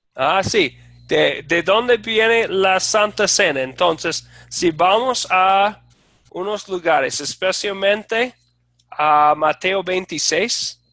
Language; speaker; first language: Spanish; non-native, fluent; English